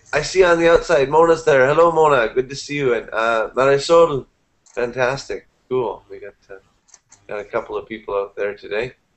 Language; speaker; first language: English; native; English